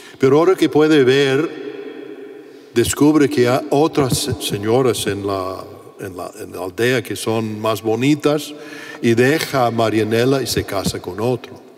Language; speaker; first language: Spanish; non-native, fluent; English